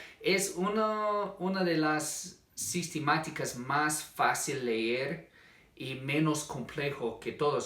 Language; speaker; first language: Spanish; non-native, fluent; English